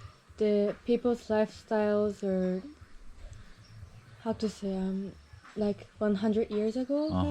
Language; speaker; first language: English; non-native, fluent; Japanese